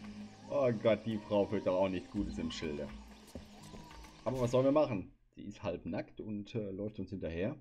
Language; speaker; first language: German; native; German